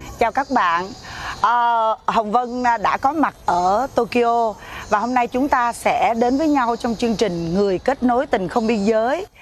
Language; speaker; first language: Vietnamese; native; Vietnamese